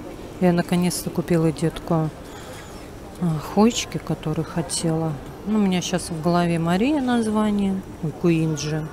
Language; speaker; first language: Russian; native; Russian